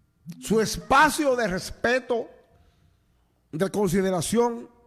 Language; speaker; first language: Spanish; native; Spanish